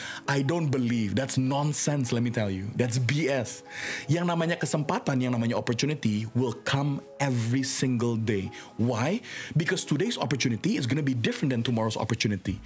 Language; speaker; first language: English; non-native, fluent; Indonesian